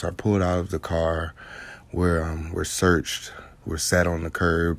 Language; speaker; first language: English; native; English